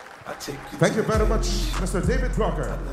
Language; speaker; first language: English; non-native, local second language; Filipino